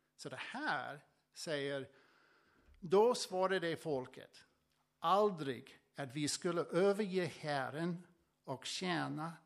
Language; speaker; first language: Swedish; non-native, fluent; English